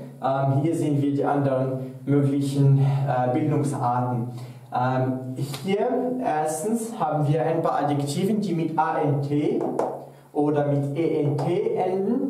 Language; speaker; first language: German; non-native, fluent; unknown